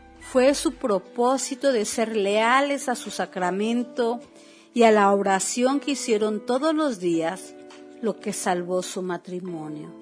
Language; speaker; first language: Spanish; native; Spanish